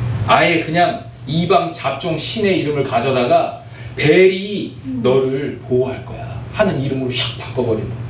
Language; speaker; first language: Korean; native; Korean